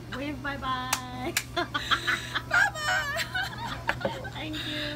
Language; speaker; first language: English; non-native, learner; Korean